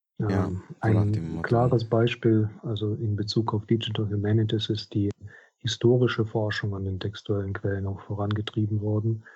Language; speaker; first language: German; non-native, fluent; Russian